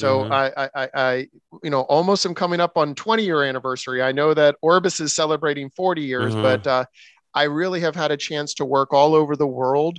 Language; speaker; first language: English; native; English